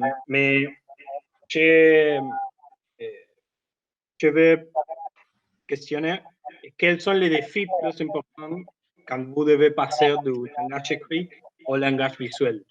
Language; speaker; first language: French; non-native, learner; Spanish